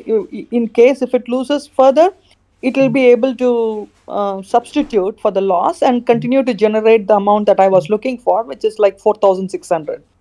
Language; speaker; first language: English; non-native, fluent; Khmer